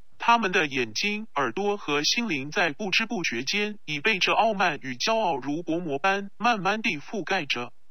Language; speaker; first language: Chinese; non-native, local second language; Cantonese